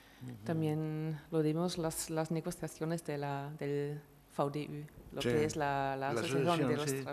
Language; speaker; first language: Spanish; non-native, fluent; German